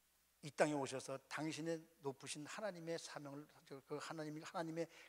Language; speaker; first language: Korean; native; Korean